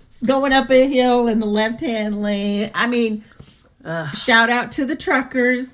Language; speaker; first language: English; native; English